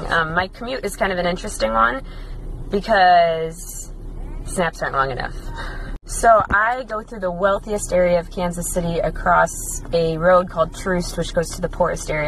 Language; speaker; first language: English; native; English